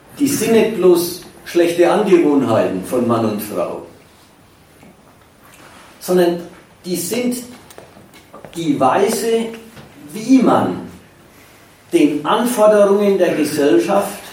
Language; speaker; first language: German; native; German